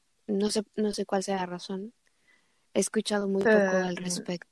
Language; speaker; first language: Spanish; native; Spanish